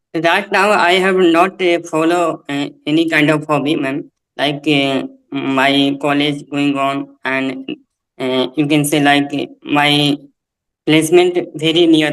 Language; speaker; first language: English; non-native, learner; Hindi